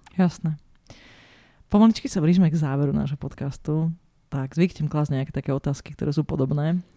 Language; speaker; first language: Slovak; native; Slovak